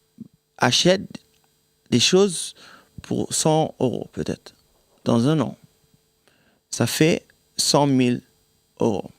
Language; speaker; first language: French; non-native, fluent; German